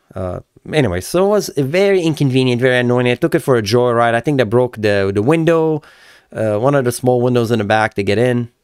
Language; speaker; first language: English; native; English